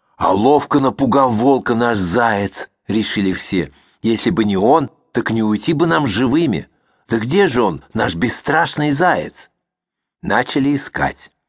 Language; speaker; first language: Russian; native; Russian